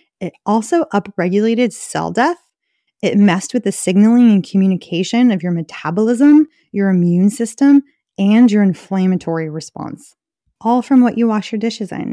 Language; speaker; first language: English; native; English